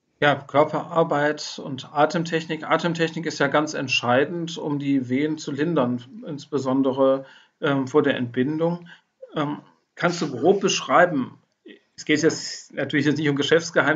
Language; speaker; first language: German; native; German